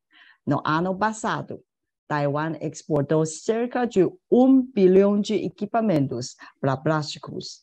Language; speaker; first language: Portuguese; non-native, fluent; Chinese